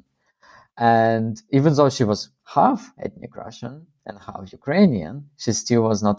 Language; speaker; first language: English; non-native, fluent; Russian